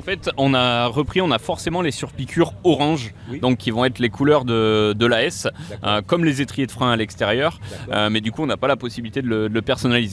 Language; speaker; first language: French; native; French